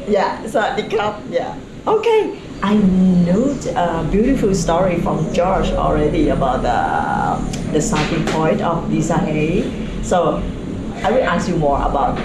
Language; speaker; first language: English; non-native, learner; Thai